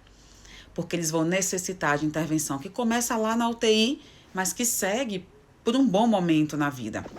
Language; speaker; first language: Portuguese; native; Portuguese